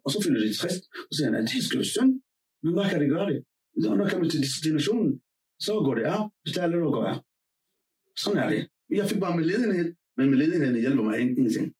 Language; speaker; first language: Danish; non-native, fluent; Somali